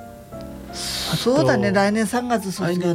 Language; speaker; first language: Japanese; native; Japanese